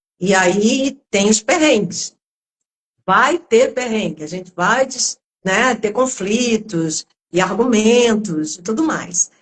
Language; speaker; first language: Portuguese; native; Portuguese